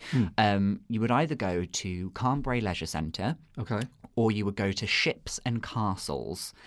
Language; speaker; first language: English; native; English